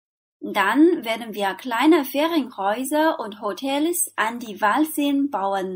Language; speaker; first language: German; non-native, fluent; Chinese